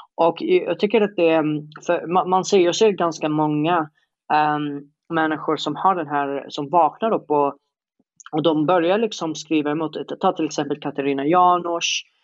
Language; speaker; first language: Swedish; non-native, fluent; Arabic